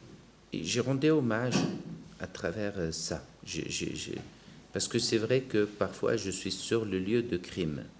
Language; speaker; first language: French; non-native, local second language; Arabic